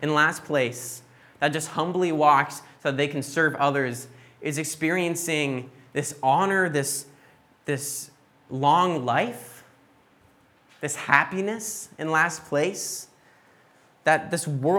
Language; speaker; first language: English; native; English